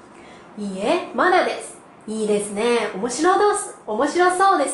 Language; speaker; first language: Japanese; non-native, learner; Korean